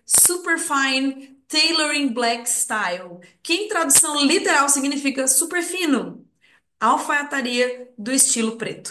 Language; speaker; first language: Portuguese; native; Portuguese